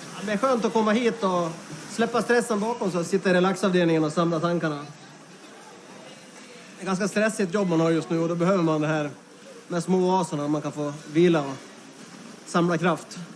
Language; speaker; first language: Swedish; native; Swedish